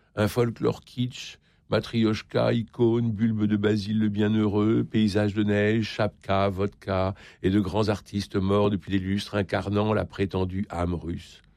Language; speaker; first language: French; native; French